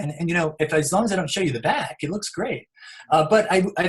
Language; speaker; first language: English; native; English